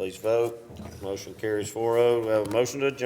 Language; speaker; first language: English; native; English